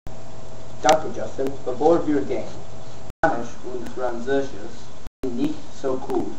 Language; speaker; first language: German; non-native, learner; English